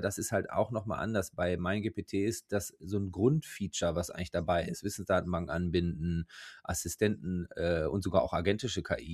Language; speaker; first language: German; native; German